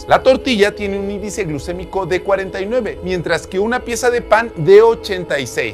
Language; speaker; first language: Spanish; native; Spanish